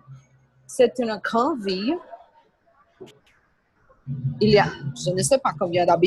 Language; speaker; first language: French; non-native, learner; Portuguese